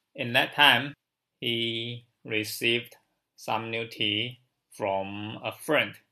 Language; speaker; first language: English; non-native, learner; Chinese